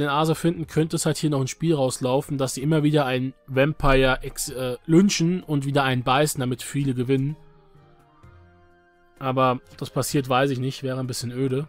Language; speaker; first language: German; native; German